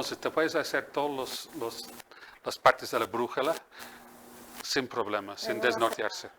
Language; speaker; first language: Spanish; non-native, fluent; English